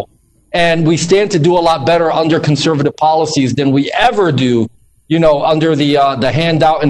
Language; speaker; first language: English; native; English